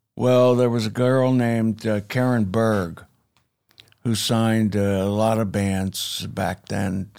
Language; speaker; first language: English; native; English